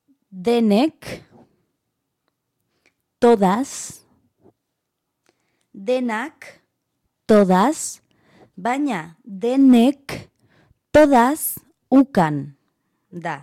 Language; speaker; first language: Basque; non-native, learner; Spanish